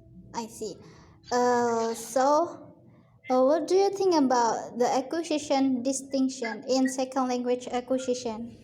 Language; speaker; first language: English; non-native, learner; Indonesian